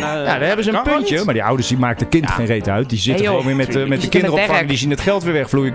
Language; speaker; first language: Dutch; native; Dutch